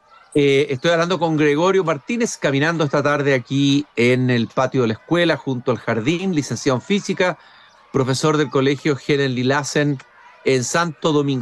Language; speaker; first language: Spanish; native; Spanish